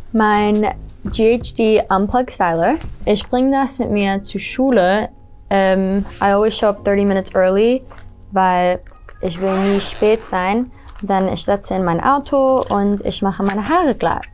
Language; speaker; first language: German; early bilingual, heritage; English